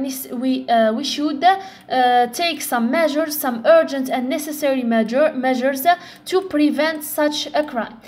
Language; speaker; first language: English; non-native, fluent; Arabic